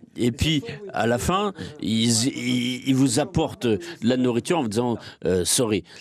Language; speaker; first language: French; non-native, fluent; Russian